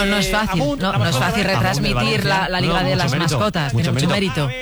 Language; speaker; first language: Spanish; native; Spanish